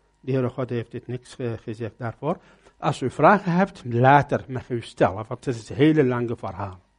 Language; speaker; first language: Dutch; non-native, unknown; Arabic